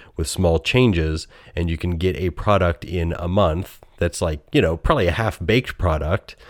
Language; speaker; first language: English; native; English